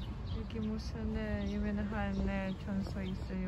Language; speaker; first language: Korean; non-native, learner; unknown